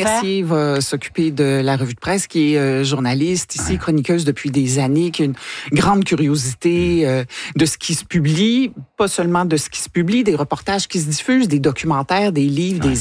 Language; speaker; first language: French; native; French